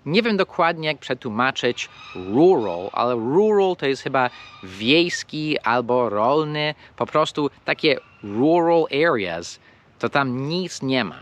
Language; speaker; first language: Polish; non-native, fluent; English